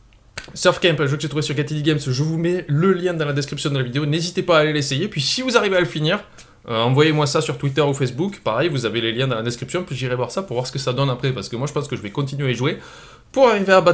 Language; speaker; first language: French; native; French